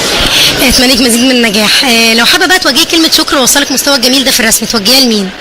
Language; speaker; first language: Arabic; native; Arabic